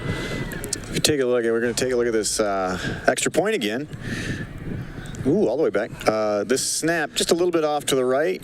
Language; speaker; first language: English; native; English